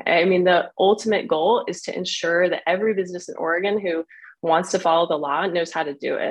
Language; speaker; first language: English; native; English